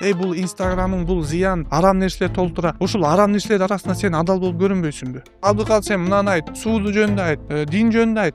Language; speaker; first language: Kyrgyz; non-native, local second language; Uzbek